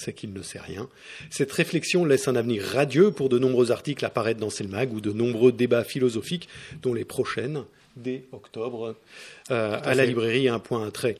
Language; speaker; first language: French; native; French